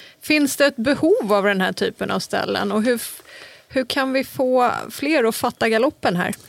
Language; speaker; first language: Swedish; native; Swedish